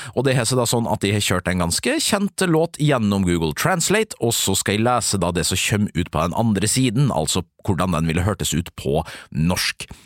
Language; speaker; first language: Norwegian; native; Norwegian